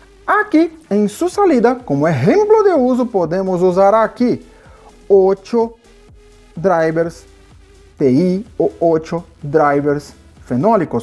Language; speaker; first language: Spanish; non-native, fluent; Portuguese